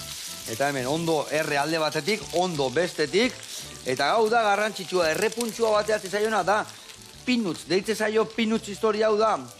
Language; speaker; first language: Basque; native; Basque